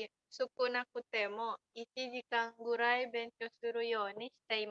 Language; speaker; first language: Japanese; non-native, learner; Indonesian